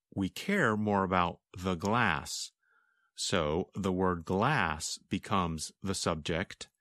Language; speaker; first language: English; native; English